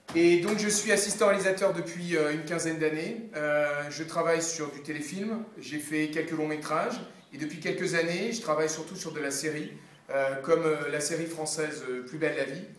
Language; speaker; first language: French; native; French